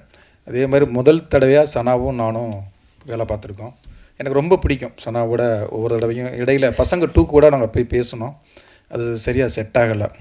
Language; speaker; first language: Tamil; native; Tamil